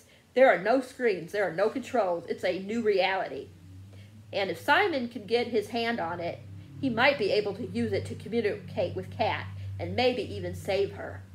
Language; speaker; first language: English; native; English